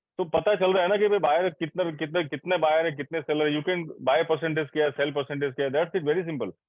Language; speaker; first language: Hindi; native; Hindi